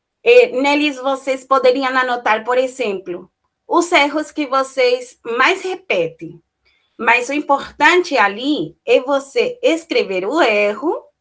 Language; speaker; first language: Portuguese; non-native, fluent; Spanish